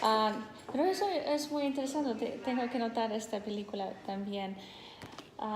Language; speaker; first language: Spanish; non-native, fluent; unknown